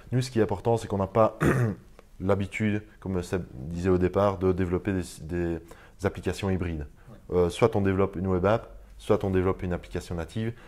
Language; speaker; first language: French; native; French